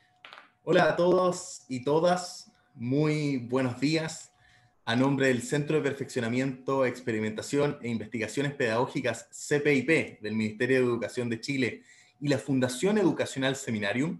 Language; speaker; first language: Spanish; native; Spanish